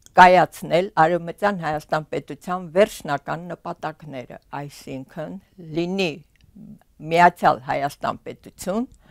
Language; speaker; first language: Armenian; native; Armenian